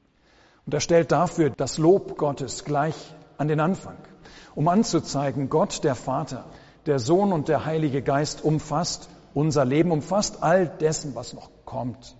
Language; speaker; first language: German; native; German